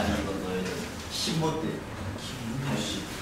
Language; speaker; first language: Korean; native; Korean